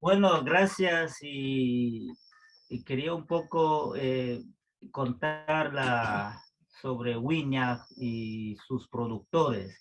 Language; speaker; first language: Spanish; non-native, local second language; Quechua